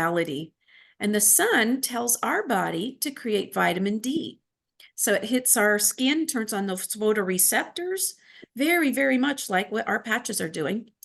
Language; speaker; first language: English; native; English